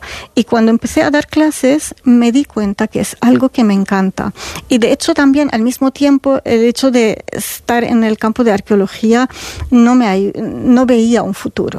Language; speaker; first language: Spanish; non-native, fluent; Arabic